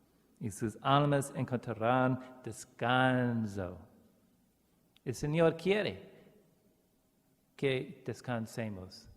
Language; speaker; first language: Spanish; non-native, learner; English